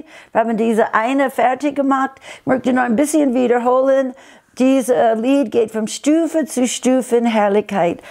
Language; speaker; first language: German; non-native, fluent; English